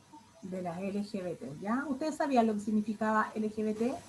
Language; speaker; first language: Spanish; native; Spanish